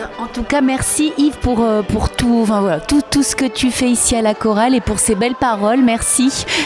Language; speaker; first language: French; native; French